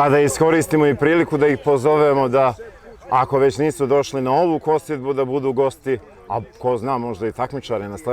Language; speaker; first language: Bosnian; native; Bosnian